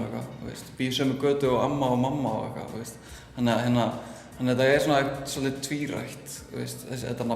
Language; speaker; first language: Icelandic; native; Icelandic